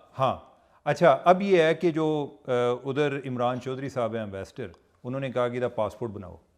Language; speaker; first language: Urdu; non-native, local second language; Punjabi